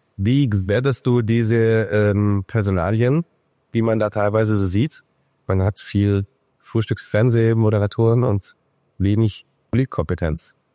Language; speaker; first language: German; native; German